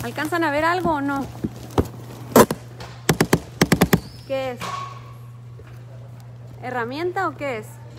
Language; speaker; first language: Spanish; native; Spanish